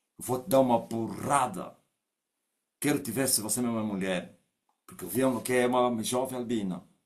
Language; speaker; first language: Portuguese; non-native, local second language; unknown